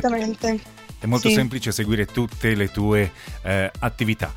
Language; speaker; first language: Italian; native; Italian